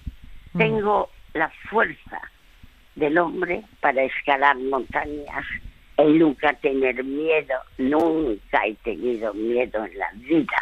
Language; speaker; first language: Spanish; early bilingual, other home language; French